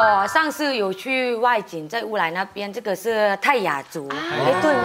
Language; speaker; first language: Chinese; non-native, fluent; Thai